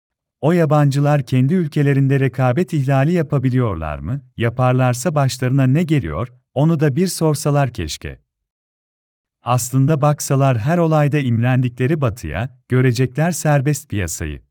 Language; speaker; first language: Turkish; native; Turkish